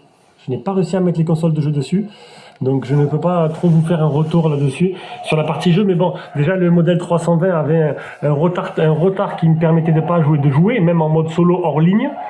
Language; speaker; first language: French; native; French